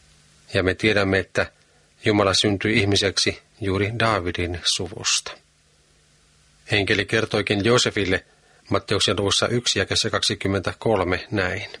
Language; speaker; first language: Finnish; native; Finnish